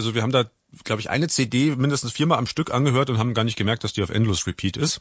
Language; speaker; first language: German; native; German